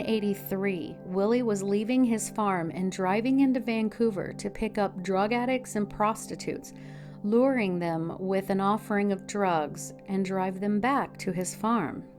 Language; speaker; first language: English; native; English